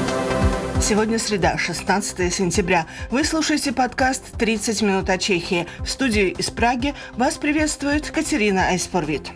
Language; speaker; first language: Russian; native; Russian